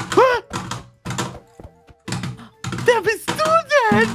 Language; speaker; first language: German; native; German